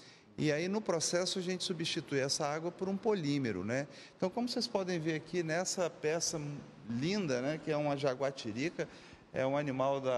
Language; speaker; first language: Portuguese; native; Portuguese